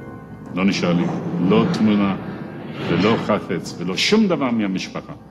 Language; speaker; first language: Hebrew; non-native, fluent; Yiddish